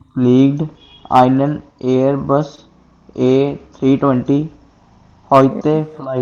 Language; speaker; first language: German; non-native, learner; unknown